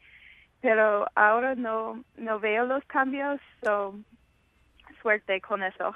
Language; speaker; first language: Spanish; non-native, fluent; English